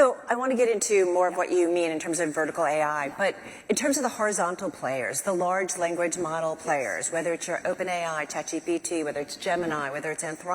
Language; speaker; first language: English; native; English